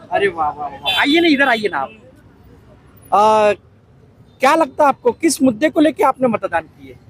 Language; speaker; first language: Hindi; non-native, local second language; Marathi